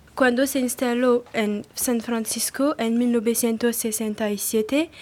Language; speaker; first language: Spanish; non-native, learner; French